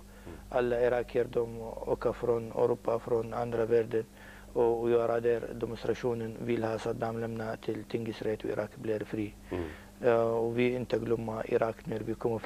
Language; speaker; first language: Swedish; non-native, learner; Arabic